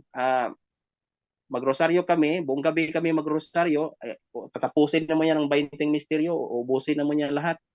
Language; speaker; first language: Filipino; non-native, local second language; Hiligaynon